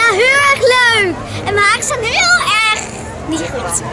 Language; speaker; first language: Dutch; native; Dutch